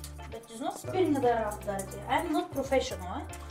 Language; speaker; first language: English; non-native, fluent; Bulgarian